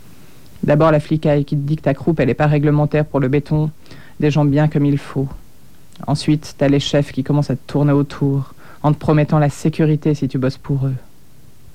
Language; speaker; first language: French; native; French